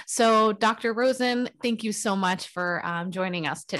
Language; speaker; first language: English; native; English